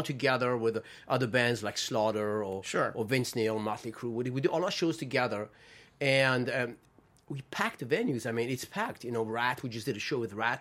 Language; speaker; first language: English; non-native, fluent; French